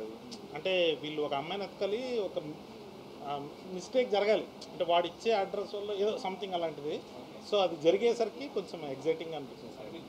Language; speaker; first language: Telugu; native; Telugu